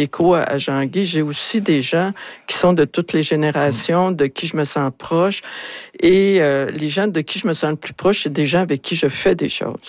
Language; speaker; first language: French; native; French